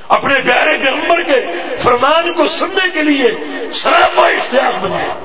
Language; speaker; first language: Urdu; native; Urdu